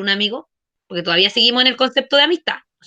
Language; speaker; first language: Spanish; native; Spanish